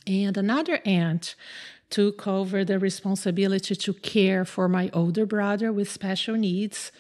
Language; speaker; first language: English; non-native, fluent; Portuguese